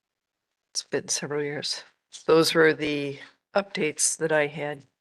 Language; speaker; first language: English; native; English